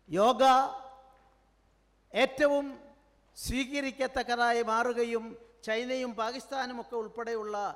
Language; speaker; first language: Malayalam; native; Malayalam